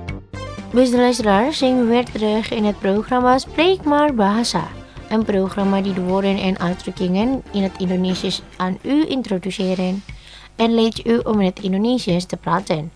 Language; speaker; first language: Dutch; non-native, learner; Indonesian